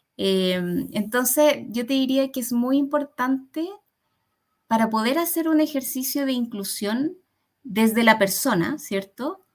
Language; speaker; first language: Spanish; early bilingual, other home language; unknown